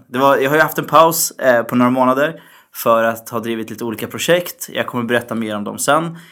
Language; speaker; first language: Swedish; early bilingual, other home language; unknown